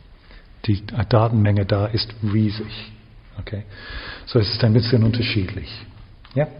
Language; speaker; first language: German; non-native, fluent; English